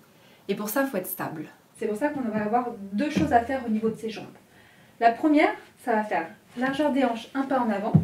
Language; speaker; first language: French; native; French